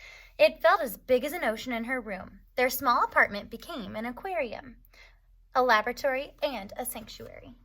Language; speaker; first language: English; native; English